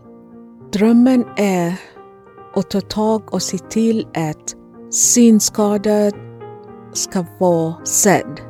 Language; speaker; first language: Swedish; non-native, fluent; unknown